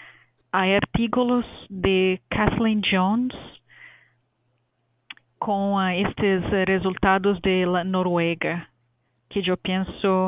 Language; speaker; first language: Spanish; non-native, fluent; Portuguese